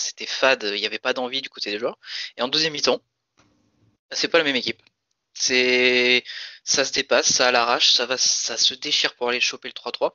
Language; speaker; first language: French; native; French